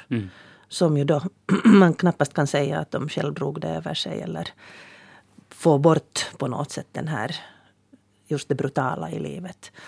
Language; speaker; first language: Swedish; native; Swedish